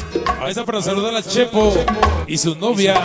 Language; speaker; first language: Spanish; native; Spanish